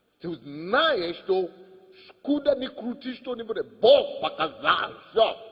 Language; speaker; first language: Russian; non-native, fluent; Yoruba